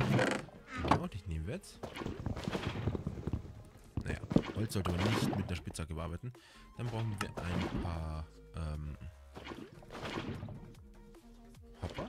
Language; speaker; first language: German; native; German